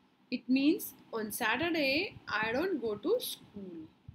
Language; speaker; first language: English; non-native, local second language; Hindi